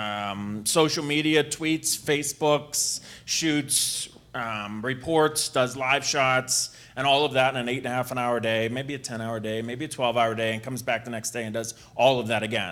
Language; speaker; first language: English; native; English